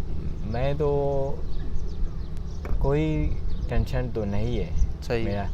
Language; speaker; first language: Hindi; non-native, learner; Burmese